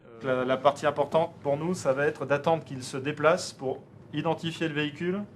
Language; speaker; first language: French; native; French